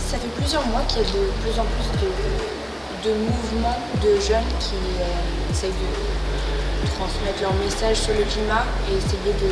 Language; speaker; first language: French; native; French